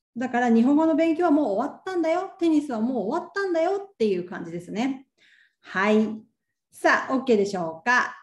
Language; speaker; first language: Japanese; native; Japanese